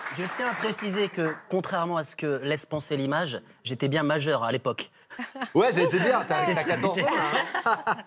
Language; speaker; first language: French; native; French